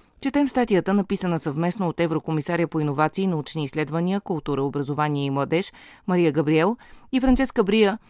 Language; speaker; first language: Bulgarian; native; Bulgarian